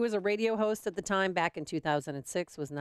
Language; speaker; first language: English; native; English